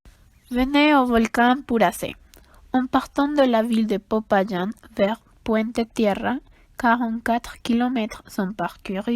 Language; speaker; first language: French; non-native, learner; Spanish